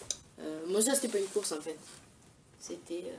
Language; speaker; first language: French; native; French